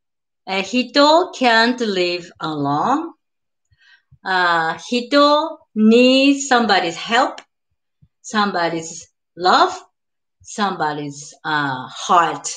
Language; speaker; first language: English; non-native, learner; Japanese